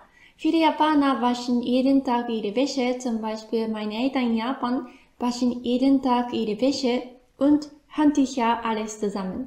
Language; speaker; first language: German; non-native, fluent; Japanese